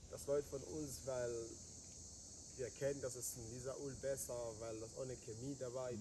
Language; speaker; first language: German; non-native, learner; Swahili